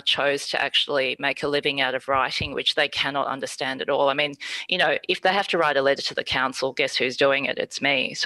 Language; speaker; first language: English; early bilingual, other home language; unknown